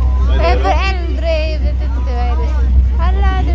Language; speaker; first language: Swedish; non-native, learner; Cebuano